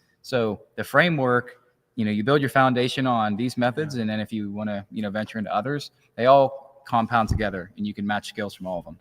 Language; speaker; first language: English; native; English